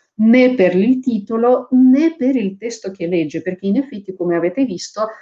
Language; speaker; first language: Italian; non-native, fluent; Russian